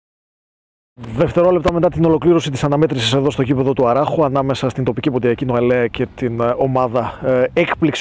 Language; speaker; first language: Greek; native; Greek